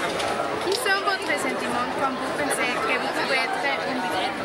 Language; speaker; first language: French; non-native, learner; Spanish